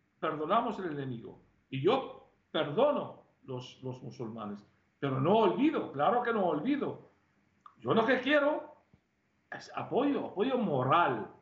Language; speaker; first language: Spanish; non-native, fluent; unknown